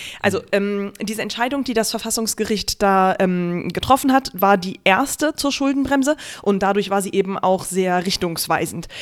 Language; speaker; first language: German; native; German